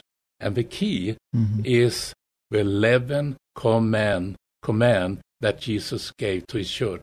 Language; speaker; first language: English; non-native, fluent; Swedish